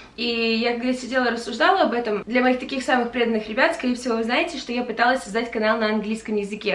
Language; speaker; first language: Russian; early bilingual, heritage; English